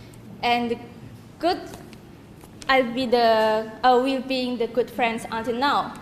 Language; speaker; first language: English; non-native, learner; Indonesian